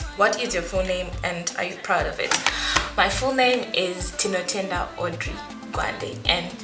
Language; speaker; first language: English; non-native, local second language; Shona